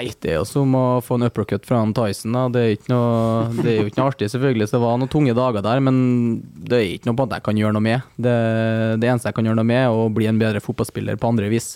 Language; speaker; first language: Norwegian; native; Norwegian